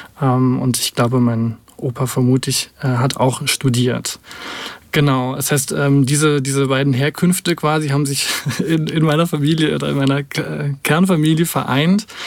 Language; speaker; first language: German; native; German